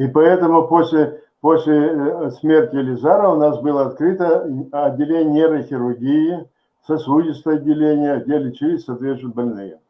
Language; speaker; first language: Russian; native; Russian